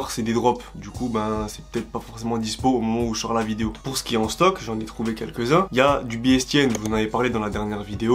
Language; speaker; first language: French; native; French